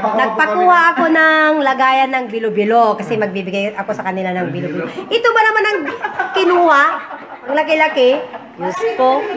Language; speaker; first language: Filipino; non-native, local second language; Iloko